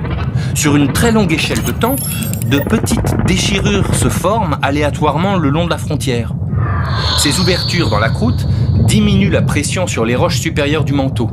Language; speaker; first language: French; native; French